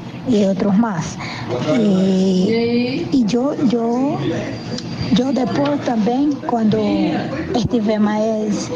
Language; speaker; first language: Spanish; non-native, learner; Portuguese